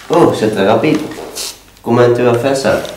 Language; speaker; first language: French; non-native, learner; Dutch